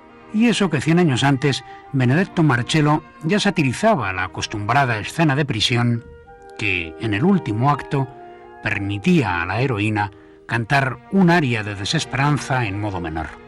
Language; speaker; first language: Spanish; native; Spanish